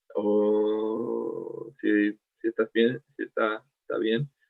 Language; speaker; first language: Spanish; non-native, learner; English